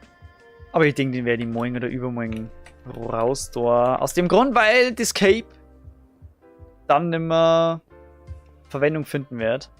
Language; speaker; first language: German; native; German